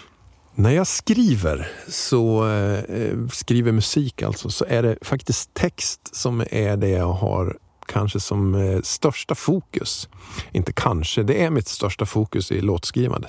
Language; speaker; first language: Swedish; native; Swedish